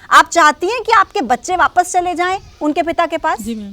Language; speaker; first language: Hindi; native; Hindi